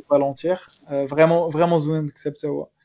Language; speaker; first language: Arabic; native; Arabic